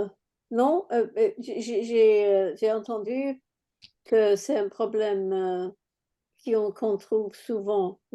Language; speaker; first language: French; non-native, learner; English